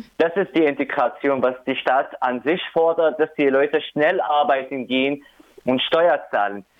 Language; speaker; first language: German; non-native, fluent; Arabic